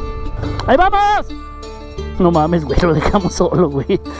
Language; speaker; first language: Spanish; native; Spanish